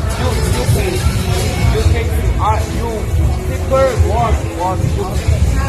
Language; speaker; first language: English; non-native, learner; Korean